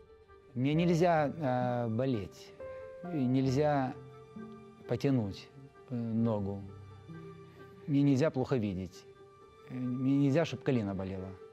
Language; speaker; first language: Russian; native; Russian